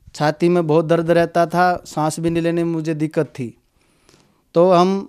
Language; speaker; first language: Hindi; native; Hindi